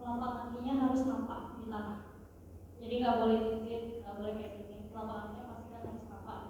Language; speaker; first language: Indonesian; native; Indonesian